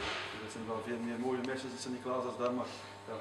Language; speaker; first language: Dutch; native; Dutch